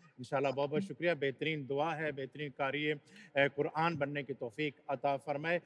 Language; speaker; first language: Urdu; native; Urdu